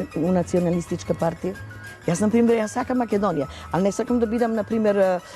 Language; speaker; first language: Macedonian; non-native, local second language; Romany